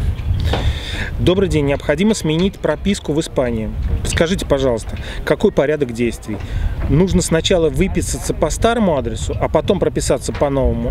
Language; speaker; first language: Russian; native; Russian